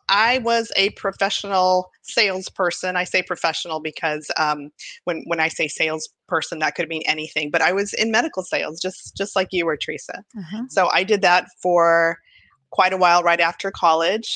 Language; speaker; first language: English; native; English